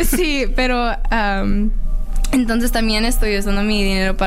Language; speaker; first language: Spanish; early bilingual, heritage; Spanish